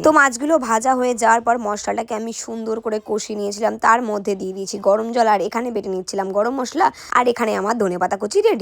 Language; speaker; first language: Bangla; native; Bangla